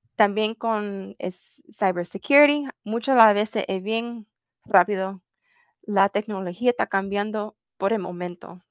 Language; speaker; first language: Spanish; early bilingual, heritage; Spanish